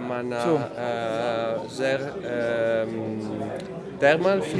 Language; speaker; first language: German; non-native, learner; Italian